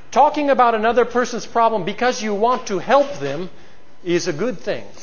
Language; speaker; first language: English; native; English